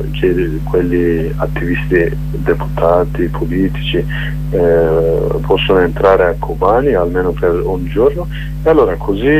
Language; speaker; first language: Italian; non-native, learner; Kurdish